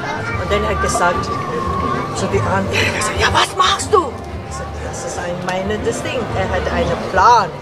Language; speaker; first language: German; non-native, learner; Tibetan